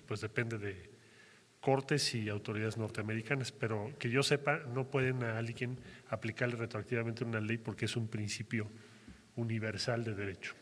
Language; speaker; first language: Spanish; native; Spanish